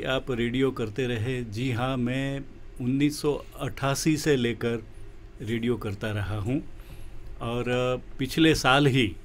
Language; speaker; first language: Hindi; non-native, local second language; Gujarati